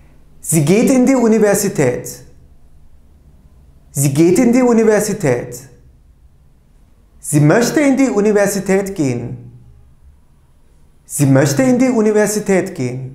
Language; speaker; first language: German; non-native, fluent; Turkish